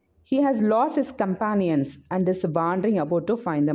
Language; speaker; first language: English; non-native, local second language; Tamil